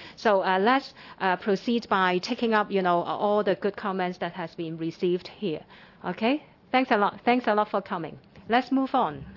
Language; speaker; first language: English; non-native, local second language; Cantonese